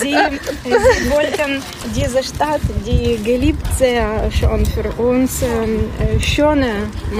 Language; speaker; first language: German; non-native, learner; Ukrainian